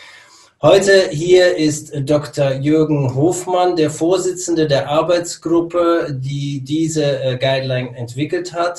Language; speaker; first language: German; native; German